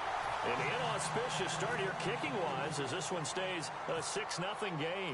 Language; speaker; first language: English; native; English